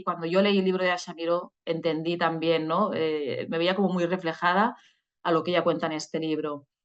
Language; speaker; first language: Spanish; non-native, local second language; Catalan